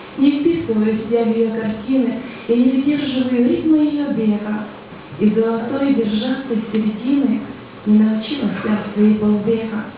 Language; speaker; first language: Russian; non-native, local second language; Ukrainian